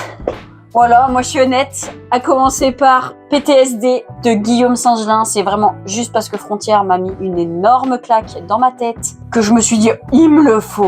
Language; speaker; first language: French; native; French